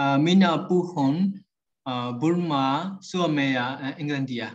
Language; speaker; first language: Finnish; non-native, learner; Burmese